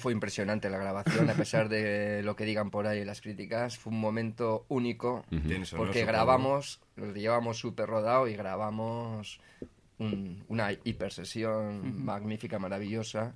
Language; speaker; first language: Spanish; native; Spanish